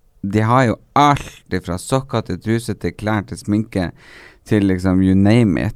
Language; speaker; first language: Norwegian; native; Norwegian